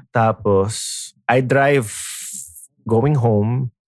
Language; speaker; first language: English; non-native, local second language; Filipino